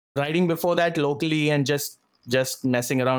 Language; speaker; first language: English; non-native, local second language; Marathi